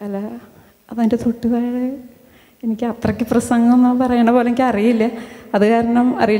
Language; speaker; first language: Malayalam; native; Malayalam